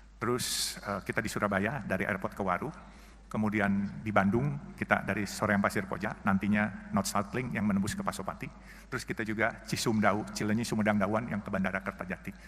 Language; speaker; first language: Indonesian; native; Indonesian